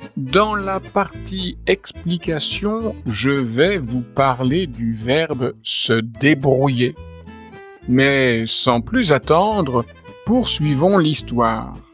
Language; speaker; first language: French; native; French